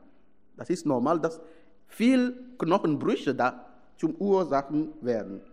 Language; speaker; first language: German; non-native, fluent; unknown